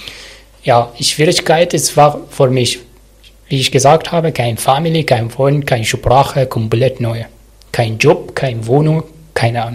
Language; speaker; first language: German; non-native, learner; Arabic